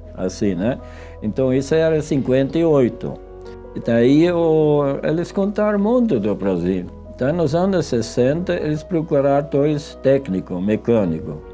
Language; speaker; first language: Portuguese; non-native, fluent; Swiss German